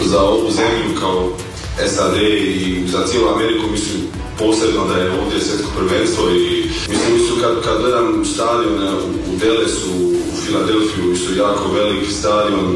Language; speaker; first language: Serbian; early bilingual, heritage; Croatian